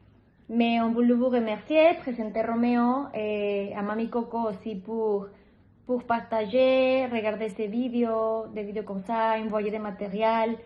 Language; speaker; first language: French; non-native, learner; Spanish